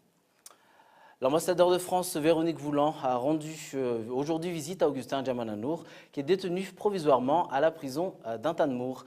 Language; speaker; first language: French; non-native, local second language; Malagasy